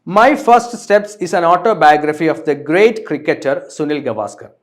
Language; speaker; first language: English; non-native, local second language; Malayalam